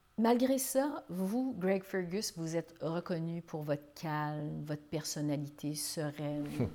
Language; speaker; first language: French; native; French